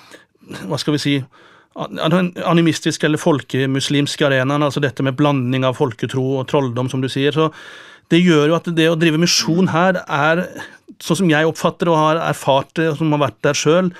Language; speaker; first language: Norwegian; native; Norwegian